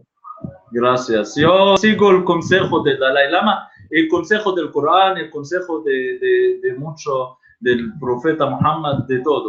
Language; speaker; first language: Spanish; non-native, fluent; Arabic